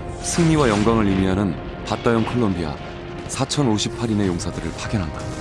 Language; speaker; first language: Korean; native; Korean